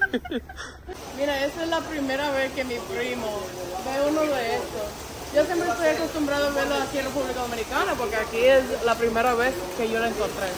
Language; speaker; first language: Spanish; non-native, fluent; English